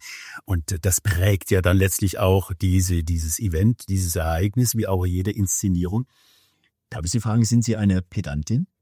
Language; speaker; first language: German; native; German